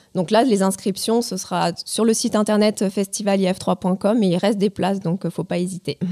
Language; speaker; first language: French; native; French